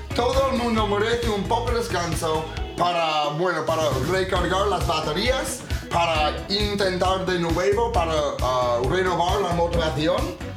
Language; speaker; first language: Spanish; non-native, fluent; English